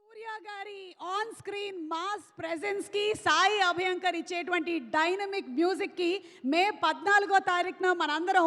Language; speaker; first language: Telugu; native; Telugu